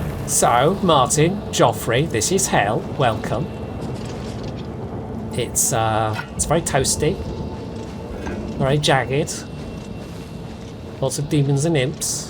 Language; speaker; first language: English; native; English